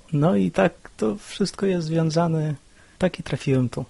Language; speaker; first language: Polish; early bilingual, other home language; Russian